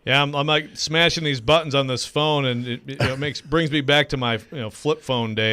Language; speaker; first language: English; native; English